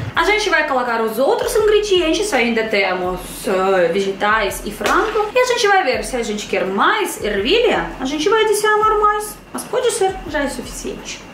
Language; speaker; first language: Portuguese; non-native, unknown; Russian